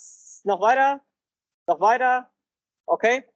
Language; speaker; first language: German; native; German